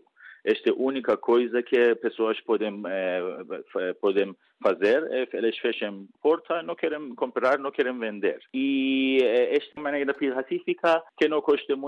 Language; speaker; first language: Portuguese; non-native, learner; Persian